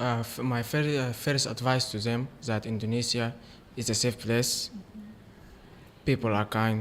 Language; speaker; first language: English; non-native, fluent; Arabic